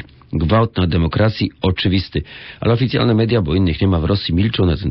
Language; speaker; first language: Polish; native; Polish